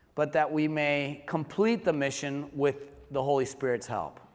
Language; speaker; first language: English; early bilingual, heritage; English